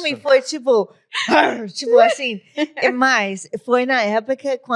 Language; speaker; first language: Portuguese; non-native, learner; English